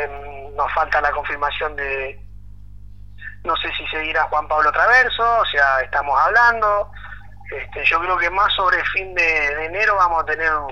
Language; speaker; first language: Spanish; native; Spanish